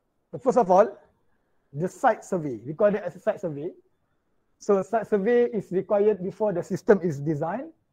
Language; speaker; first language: English; non-native, local second language; Malay